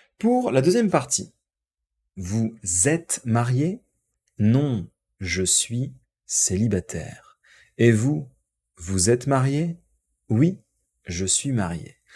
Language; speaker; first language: French; native; French